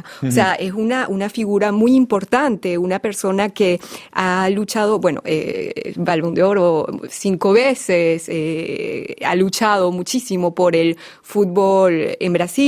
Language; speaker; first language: Spanish; native; Spanish